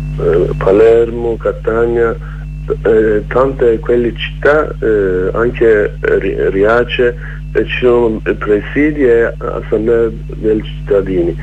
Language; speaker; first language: Italian; non-native, learner; Kurdish